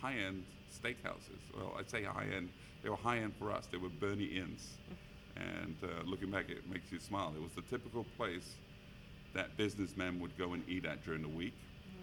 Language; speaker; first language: English; native; English